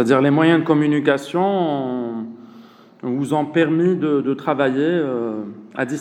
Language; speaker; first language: French; non-native, local second language; Arabic